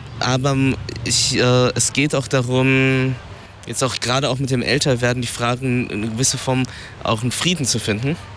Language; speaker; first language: German; early bilingual, other home language; Vietnamese